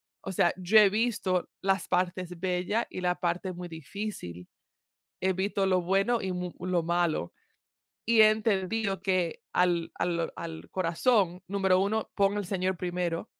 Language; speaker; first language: Spanish; early bilingual, heritage; Spanish